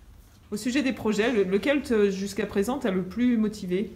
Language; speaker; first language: French; native; French